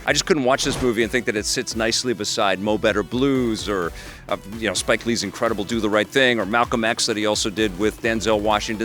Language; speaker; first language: English; native; English